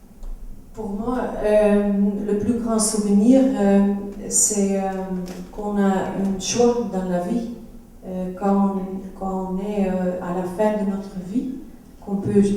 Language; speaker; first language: French; non-native, local second language; Dutch